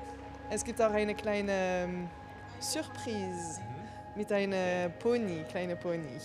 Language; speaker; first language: German; non-native, local second language; French